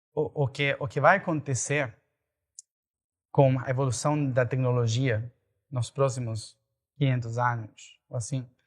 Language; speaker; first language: Portuguese; non-native, fluent; Spanish